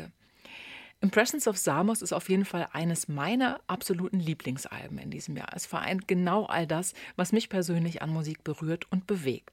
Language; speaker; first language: German; native; German